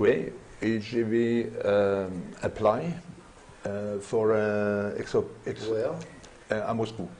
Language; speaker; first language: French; non-native, learner; German